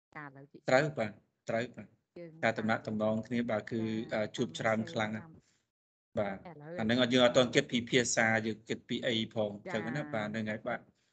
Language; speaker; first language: Khmer; native; Khmer